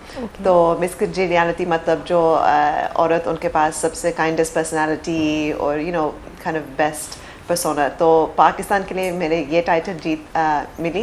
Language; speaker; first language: Hindi; early bilingual, heritage; English